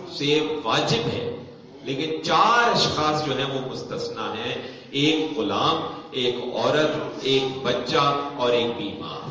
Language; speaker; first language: Urdu; non-native, local second language; Punjabi